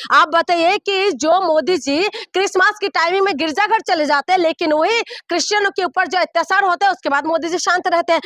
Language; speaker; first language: Hindi; non-native, local second language; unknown